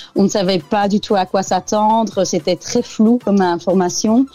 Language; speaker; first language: French; native; French